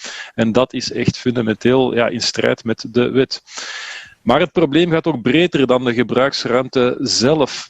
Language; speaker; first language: Dutch; native; Dutch